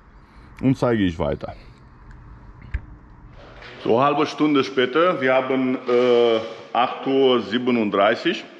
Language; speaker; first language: German; non-native, fluent; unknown